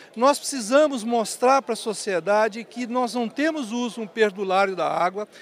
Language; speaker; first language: Portuguese; native; Portuguese